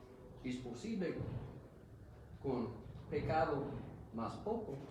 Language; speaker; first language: Spanish; non-native, learner; English